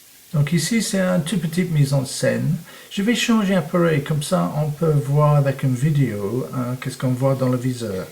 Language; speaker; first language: French; non-native, fluent; English